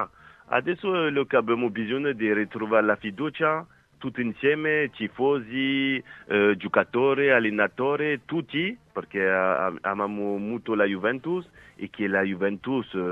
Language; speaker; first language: Italian; non-native, fluent; French